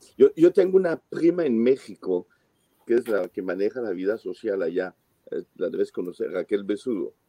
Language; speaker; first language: Spanish; non-native, fluent; French